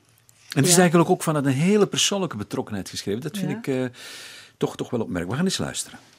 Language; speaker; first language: Dutch; native; Dutch